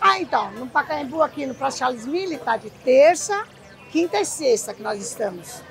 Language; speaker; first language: Portuguese; early bilingual, other home language; Japanese